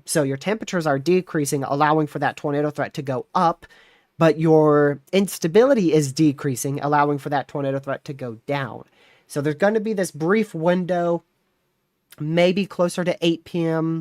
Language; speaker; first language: English; native; English